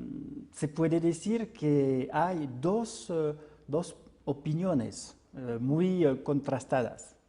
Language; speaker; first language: Spanish; non-native, fluent; French